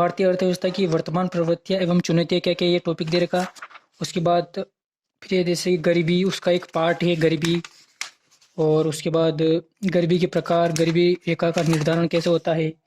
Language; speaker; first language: Hindi; native; Hindi